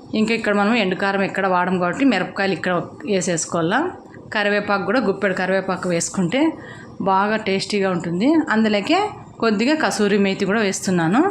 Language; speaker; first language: Telugu; native; Telugu